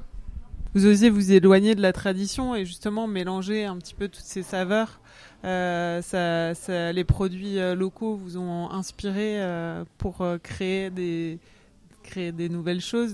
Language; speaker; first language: French; native; French